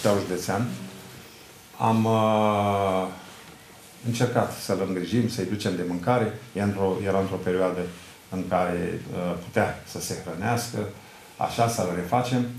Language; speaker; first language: Romanian; native; Romanian